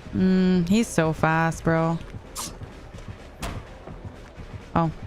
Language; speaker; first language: English; early bilingual, heritage; Spanish